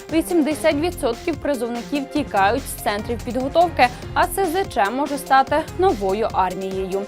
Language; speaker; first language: Ukrainian; native; Ukrainian